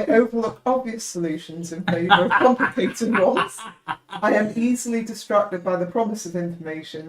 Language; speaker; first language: English; native; English